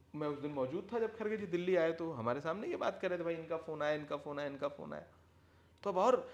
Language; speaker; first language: Hindi; native; Hindi